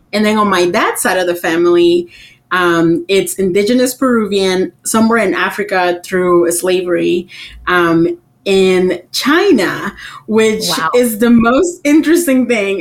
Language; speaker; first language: English; early bilingual, other home language; Spanish